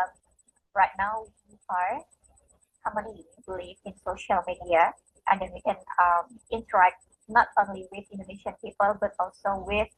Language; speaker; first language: English; non-native, fluent; Indonesian